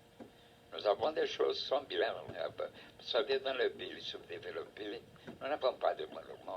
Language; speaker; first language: French; non-native, fluent; Portuguese